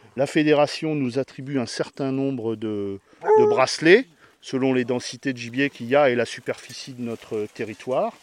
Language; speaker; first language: French; native; French